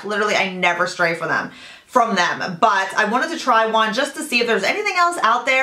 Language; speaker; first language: English; native; English